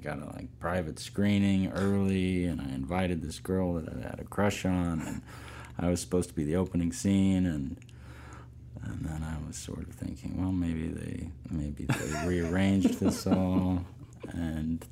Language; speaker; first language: English; native; English